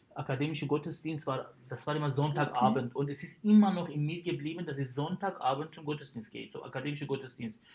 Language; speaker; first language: German; non-native, fluent; Arabic